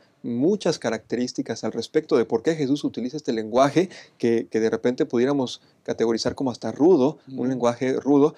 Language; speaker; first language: Spanish; native; Spanish